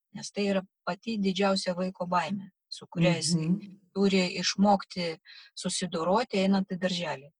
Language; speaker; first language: Lithuanian; non-native, local second language; Russian